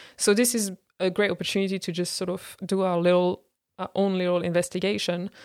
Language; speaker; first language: English; non-native, fluent; French